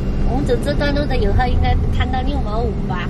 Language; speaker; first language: Chinese; native; Chinese